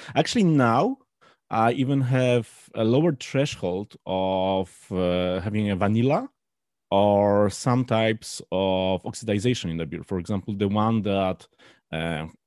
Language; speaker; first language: English; non-native, fluent; Polish